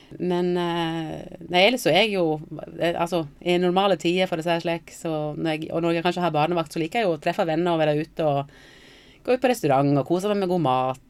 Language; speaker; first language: Norwegian; native; Norwegian